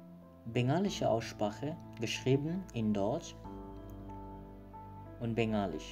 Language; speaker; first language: German; non-native, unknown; Bangla